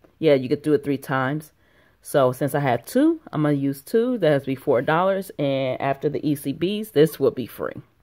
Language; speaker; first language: English; native; English